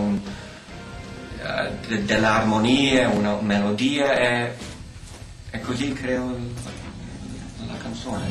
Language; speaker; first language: Italian; early bilingual, heritage; Italian